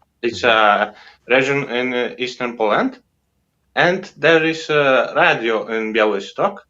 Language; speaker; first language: English; non-native, fluent; Polish